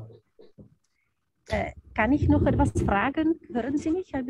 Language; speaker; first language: German; non-native, learner; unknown